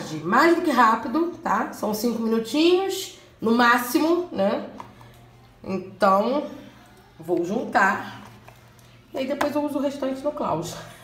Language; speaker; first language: Portuguese; native; Portuguese